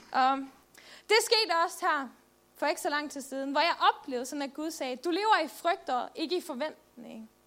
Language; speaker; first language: Danish; non-native, local second language; Faroese